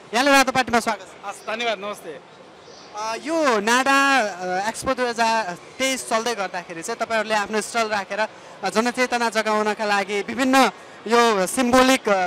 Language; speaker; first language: Nepali; native; Nepali